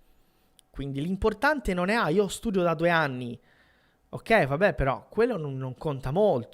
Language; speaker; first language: Italian; non-native, fluent; Portuguese